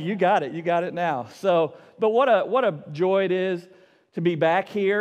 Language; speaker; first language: English; native; English